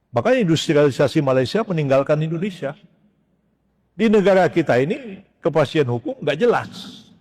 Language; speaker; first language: Indonesian; native; Indonesian